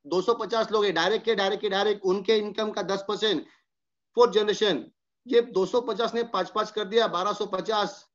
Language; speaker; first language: Hindi; non-native, local second language; Marathi